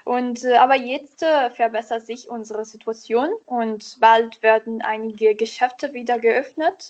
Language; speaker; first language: German; non-native, learner; Italian